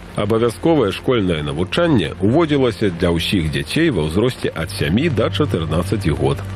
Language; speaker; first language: Belarusian; native; Belarusian